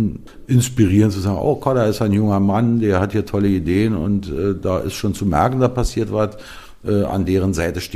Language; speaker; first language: German; native; German